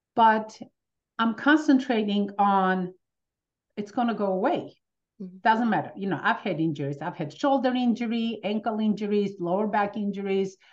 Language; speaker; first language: English; early bilingual, other home language; Armenian